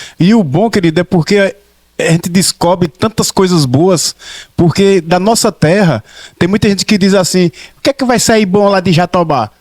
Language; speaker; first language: Portuguese; native; Portuguese